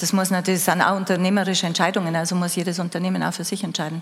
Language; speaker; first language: German; native; German